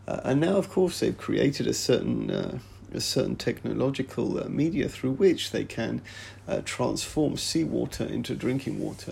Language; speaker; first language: English; native; English